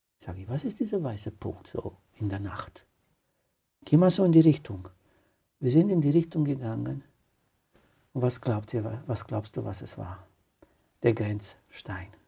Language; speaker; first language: German; non-native, fluent; Romanian